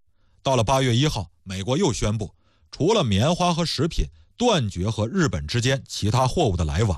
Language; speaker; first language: Chinese; native; Chinese